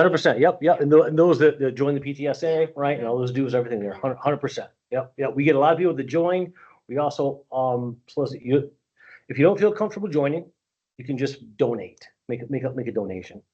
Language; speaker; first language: English; native; English